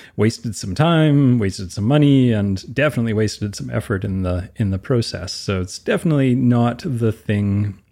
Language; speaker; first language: English; native; English